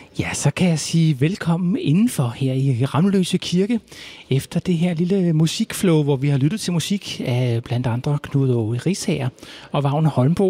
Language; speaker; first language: Danish; native; Danish